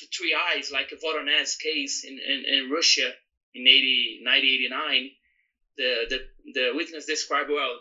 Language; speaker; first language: English; non-native, learner; Portuguese